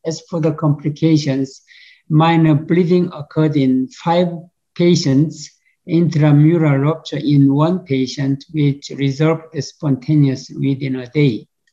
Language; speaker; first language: English; non-native, fluent; Korean